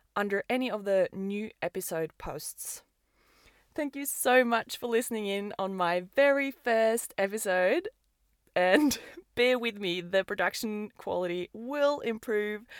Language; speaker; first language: English; non-native, fluent; Norwegian